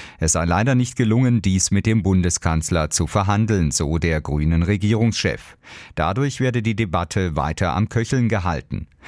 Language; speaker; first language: German; native; German